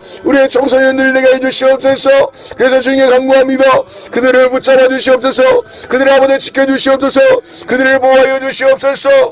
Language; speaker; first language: Korean; native; Korean